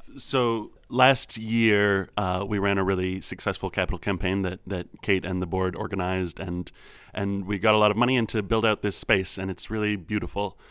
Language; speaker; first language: English; native; English